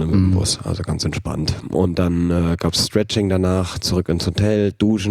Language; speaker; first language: German; native; German